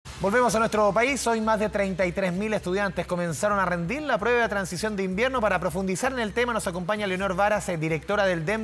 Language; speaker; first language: Spanish; native; Spanish